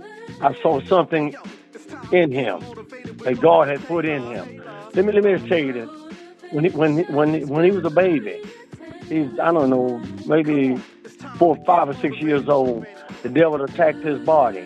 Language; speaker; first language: English; native; English